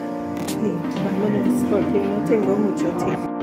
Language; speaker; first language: Spanish; non-native, learner; English